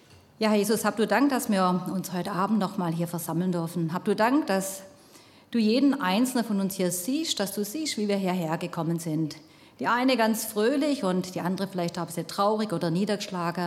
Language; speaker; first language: German; native; German